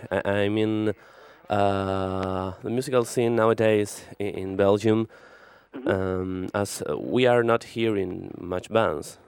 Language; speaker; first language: English; non-native, fluent; Spanish